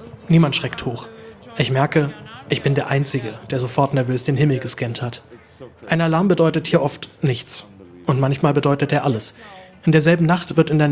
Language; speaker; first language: German; native; German